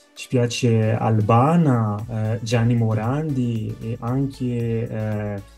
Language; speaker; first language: Italian; native; Italian